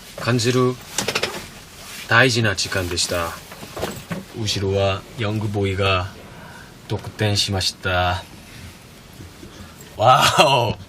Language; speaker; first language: Japanese; non-native, fluent; Korean